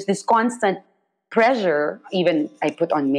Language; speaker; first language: English; non-native, local second language; Filipino